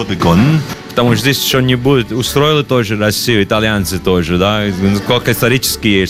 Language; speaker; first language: Russian; non-native, learner; Italian